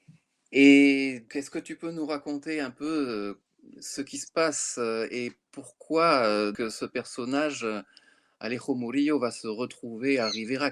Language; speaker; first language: French; native; French